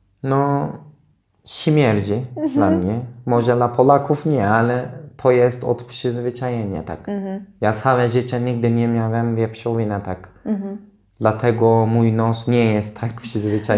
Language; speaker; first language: Polish; non-native, fluent; Turkish